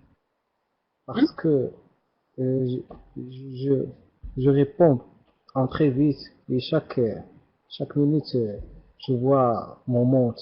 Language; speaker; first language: French; non-native, learner; Arabic